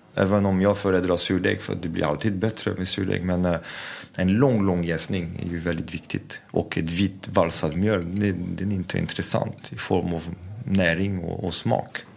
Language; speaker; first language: Swedish; non-native, fluent; French